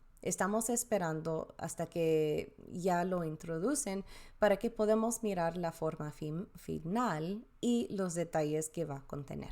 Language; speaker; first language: Spanish; early bilingual, heritage; Spanish